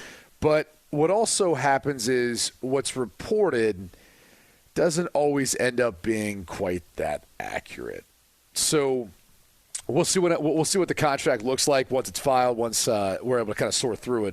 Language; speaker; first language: English; native; English